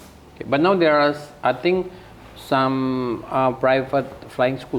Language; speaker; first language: English; non-native, fluent; Indonesian